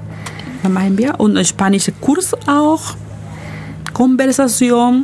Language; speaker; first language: German; non-native, learner; Spanish